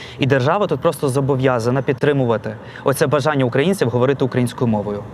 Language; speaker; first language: Ukrainian; non-native, local second language; Russian